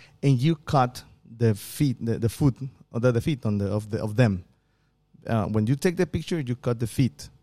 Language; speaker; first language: English; non-native, fluent; Spanish